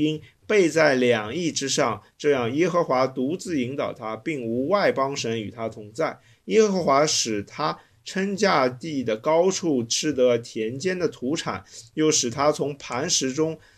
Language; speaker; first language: Chinese; native; Chinese